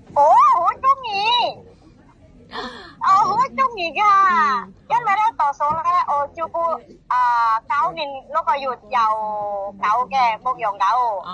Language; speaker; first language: Chinese; non-native, learner; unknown